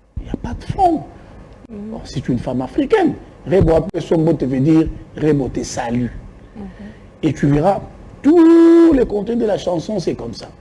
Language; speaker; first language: French; non-native, local second language; Lingala